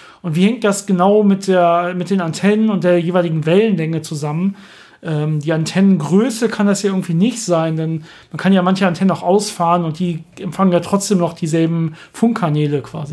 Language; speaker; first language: German; native; German